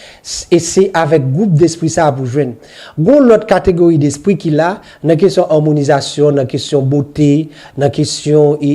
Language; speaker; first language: Haitian Creole; native; Haitian Creole